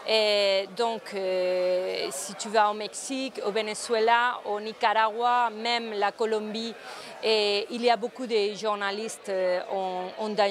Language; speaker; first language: French; non-native, fluent; Spanish